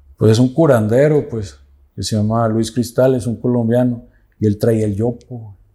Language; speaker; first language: Spanish; native; Spanish